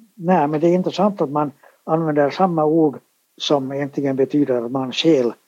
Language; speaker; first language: Swedish; native; Swedish